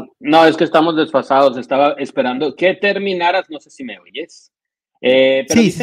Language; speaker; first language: Spanish; native; Spanish